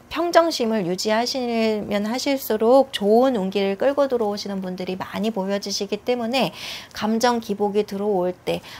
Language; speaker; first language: Korean; native; Korean